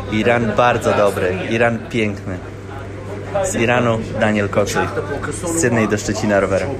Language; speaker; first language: Polish; native; Polish